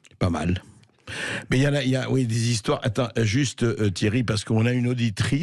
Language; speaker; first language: French; native; French